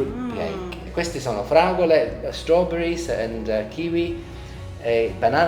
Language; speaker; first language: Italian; native; Italian